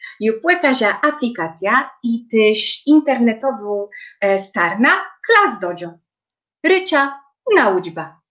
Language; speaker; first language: Polish; native; Polish